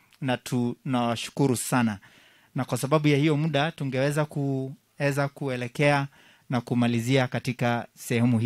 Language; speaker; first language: Swahili; non-native, local second language; Kalenjin